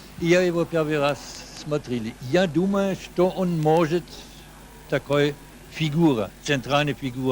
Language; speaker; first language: Russian; non-native, learner; German